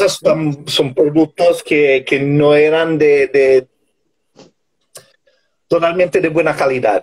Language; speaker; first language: Spanish; non-native, fluent; English